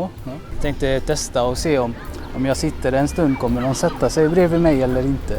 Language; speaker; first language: Swedish; non-native, fluent; Arabic